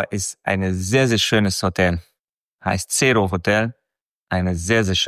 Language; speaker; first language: German; non-native, fluent; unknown